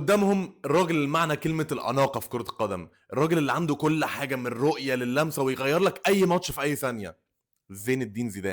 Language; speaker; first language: Arabic; native; Arabic